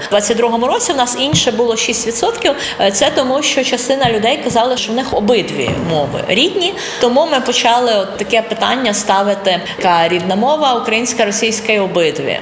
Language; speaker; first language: Ukrainian; non-native, local second language; Russian